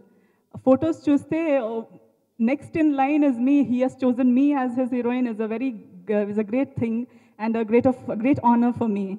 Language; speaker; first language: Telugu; non-native, learner; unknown